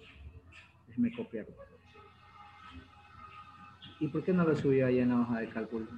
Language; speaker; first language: Spanish; native; Spanish